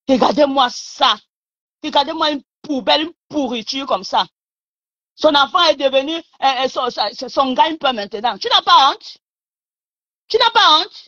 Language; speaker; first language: French; non-native, local second language; Lingala